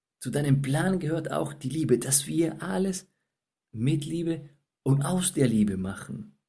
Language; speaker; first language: German; non-native, fluent; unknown